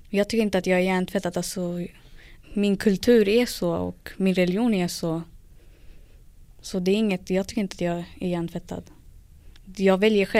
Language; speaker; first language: Swedish; early bilingual, other home language; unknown